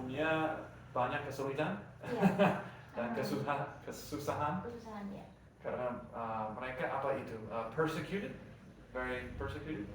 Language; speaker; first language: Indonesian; non-native, learner; English